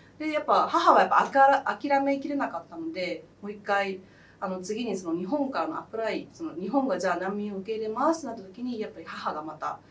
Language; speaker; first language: Japanese; early bilingual, other home language; Khmer